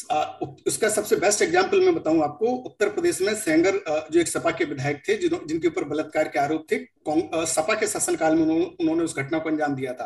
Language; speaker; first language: Hindi; native; Hindi